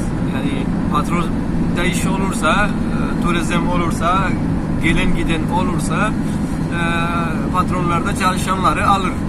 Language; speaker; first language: Turkish; non-native, learner; Urdu